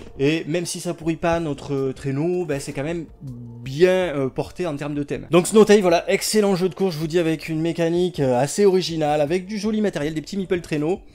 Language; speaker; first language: French; native; French